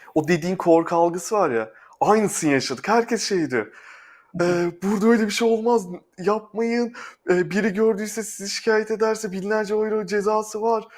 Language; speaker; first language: Turkish; native; Turkish